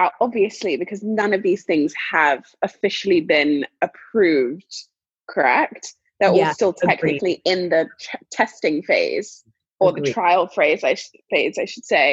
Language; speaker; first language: English; native; English